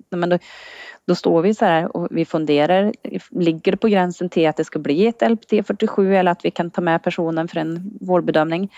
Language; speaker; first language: Swedish; native; Swedish